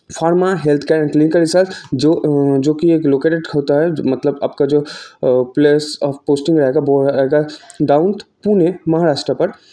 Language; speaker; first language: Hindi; non-native, local second language; Bangla